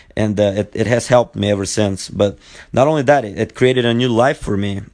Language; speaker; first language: English; non-native, fluent; Bulgarian